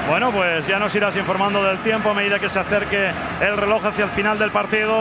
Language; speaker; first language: Spanish; native; Spanish